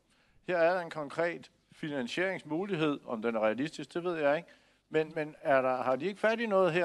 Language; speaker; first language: Danish; native; Danish